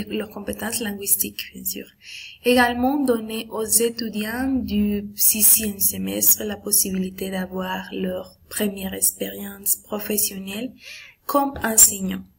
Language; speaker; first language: French; non-native, learner; Spanish